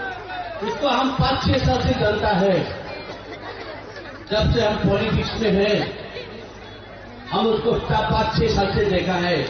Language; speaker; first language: Hindi; non-native, local second language; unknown